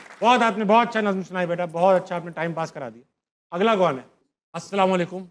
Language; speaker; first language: Urdu; native; Urdu